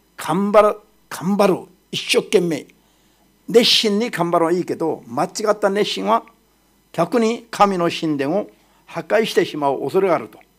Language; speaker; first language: Japanese; non-native, fluent; Korean